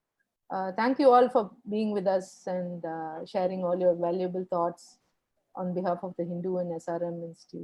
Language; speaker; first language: English; non-native, local second language; Tamil